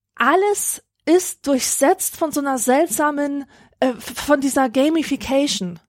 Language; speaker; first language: German; early bilingual, other home language; Polish